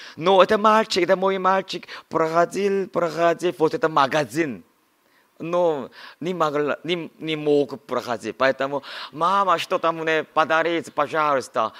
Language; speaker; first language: Russian; non-native, learner; Korean